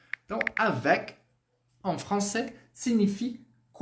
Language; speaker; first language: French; non-native, fluent; Portuguese